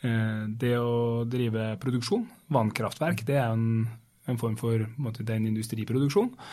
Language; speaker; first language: Norwegian; native; Norwegian